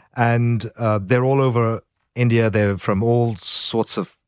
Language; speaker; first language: English; native; English